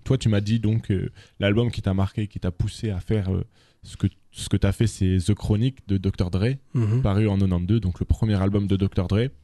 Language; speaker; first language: French; native; French